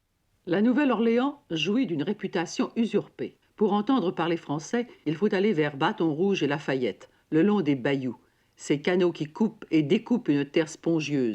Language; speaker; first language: French; native; French